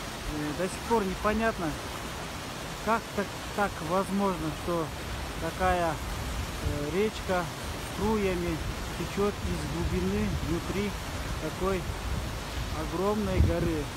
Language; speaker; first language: Russian; non-native, local second language; Kyrgyz